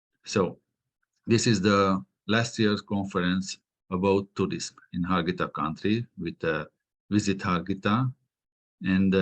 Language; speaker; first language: English; non-native, fluent; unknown